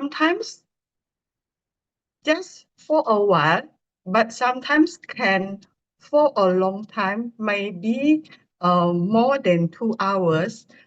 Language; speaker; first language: English; non-native, learner; Indonesian